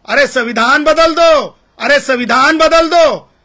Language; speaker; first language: Hindi; non-native, local second language; Marathi